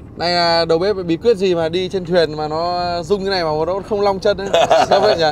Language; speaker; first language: Vietnamese; native; Vietnamese